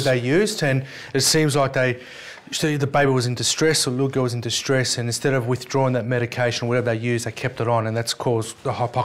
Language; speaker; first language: English; native; English